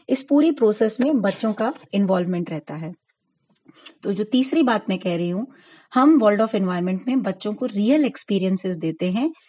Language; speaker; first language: Hindi; non-native, local second language; Gujarati